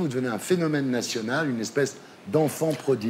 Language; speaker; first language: French; native; French